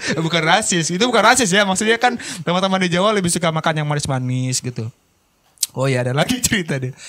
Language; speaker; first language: Indonesian; native; Indonesian